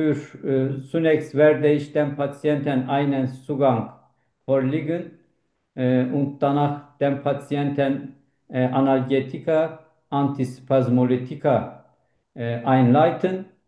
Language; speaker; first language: German; non-native, learner; Turkish